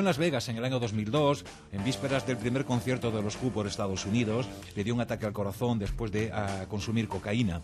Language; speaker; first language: Spanish; native; Spanish